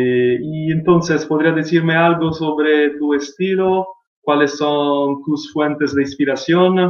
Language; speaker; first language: Spanish; non-native, fluent; Italian